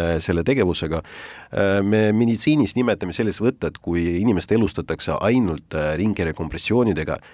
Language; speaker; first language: Estonian; non-native, local second language; Russian